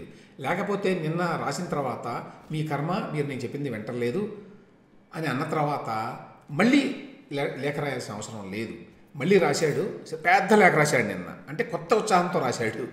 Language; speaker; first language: Telugu; native; Telugu